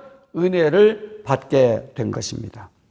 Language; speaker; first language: Korean; native; Korean